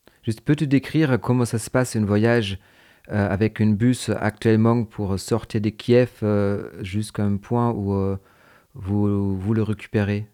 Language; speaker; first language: French; non-native, fluent; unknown